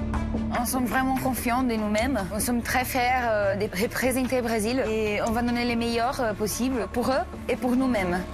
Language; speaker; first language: French; non-native, learner; Portuguese